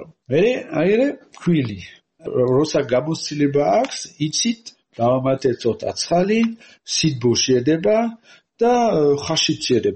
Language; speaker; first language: Georgian; non-native, learner; French